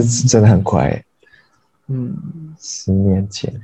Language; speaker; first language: Chinese; non-native, learner; Japanese